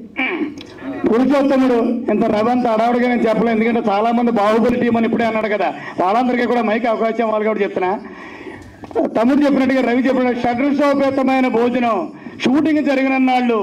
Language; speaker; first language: Telugu; native; Telugu